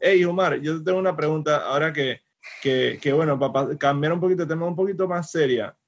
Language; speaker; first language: Spanish; native; Spanish